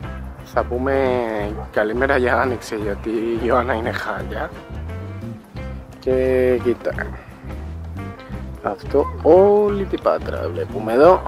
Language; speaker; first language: Greek; non-native, learner; Spanish